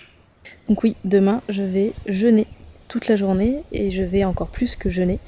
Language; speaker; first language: French; native; French